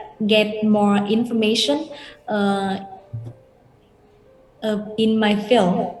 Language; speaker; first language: English; non-native, learner; Vietnamese